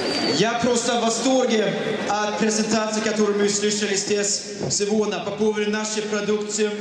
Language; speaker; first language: Russian; non-native, fluent; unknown